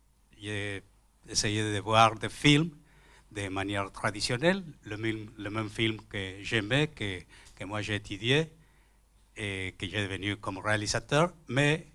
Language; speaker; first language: French; non-native, learner; Spanish